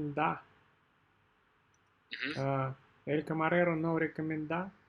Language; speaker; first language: Spanish; non-native, learner; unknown